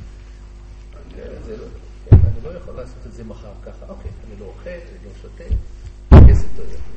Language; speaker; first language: Hebrew; non-native, fluent; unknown